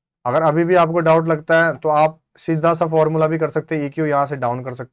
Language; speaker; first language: Hindi; native; Hindi